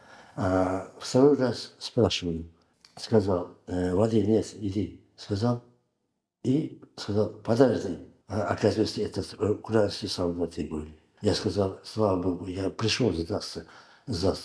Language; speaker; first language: Russian; non-native, learner; Uzbek